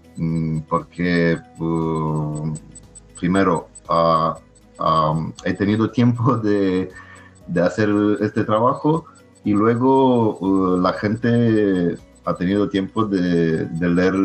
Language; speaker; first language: Spanish; non-native, fluent; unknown